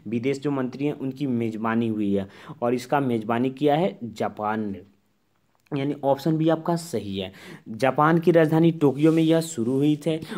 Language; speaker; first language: Hindi; native; Hindi